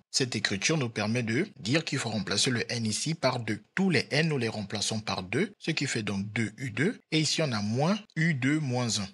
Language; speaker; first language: French; native; French